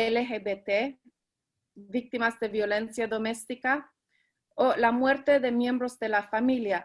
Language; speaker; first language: Spanish; early bilingual, heritage; Spanish